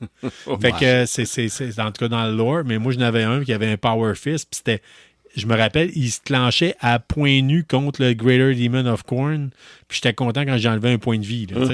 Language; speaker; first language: French; native; French